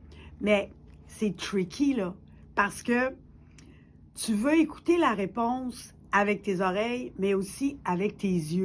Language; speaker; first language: French; native; French